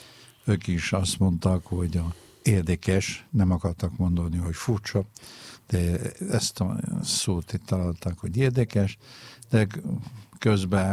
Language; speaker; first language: Hungarian; non-native, fluent; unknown